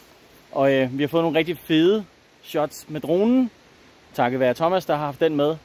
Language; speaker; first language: Danish; native; Danish